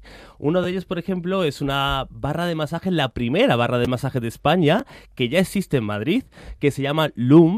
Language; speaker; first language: Spanish; native; Spanish